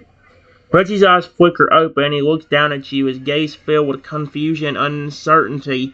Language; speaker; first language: English; native; English